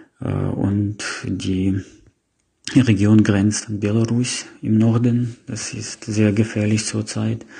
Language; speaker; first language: German; non-native, fluent; Ukrainian